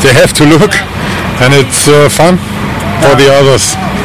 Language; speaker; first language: English; non-native, fluent; German